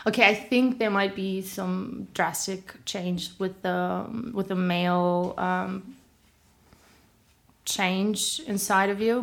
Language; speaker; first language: English; non-native, fluent; German